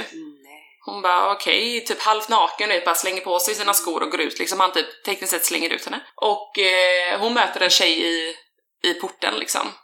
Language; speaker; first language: Swedish; native; Swedish